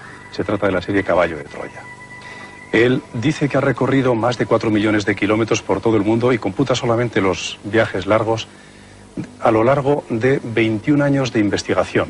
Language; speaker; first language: Spanish; native; Spanish